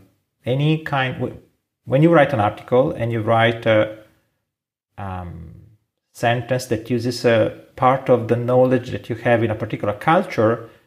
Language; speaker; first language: English; non-native, fluent; Italian